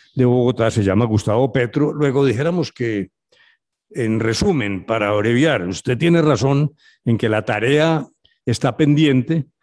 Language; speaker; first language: Spanish; native; Spanish